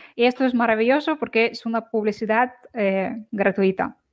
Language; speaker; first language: Spanish; non-native, fluent; Ukrainian